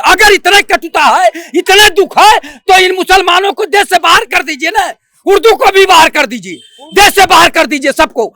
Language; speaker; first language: Hindi; native; Hindi